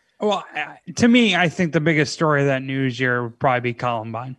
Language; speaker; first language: English; native; English